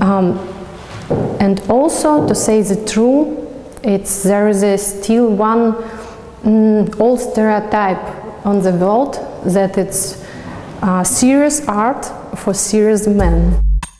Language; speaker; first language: English; non-native, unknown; Russian